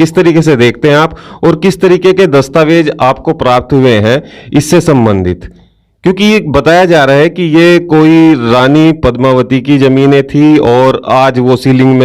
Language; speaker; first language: Hindi; native; Hindi